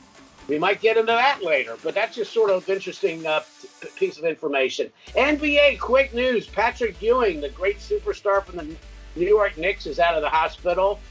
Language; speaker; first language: English; native; English